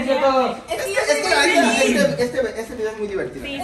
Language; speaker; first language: Spanish; native; Spanish